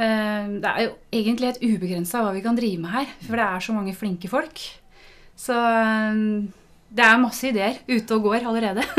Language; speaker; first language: Norwegian; native; Norwegian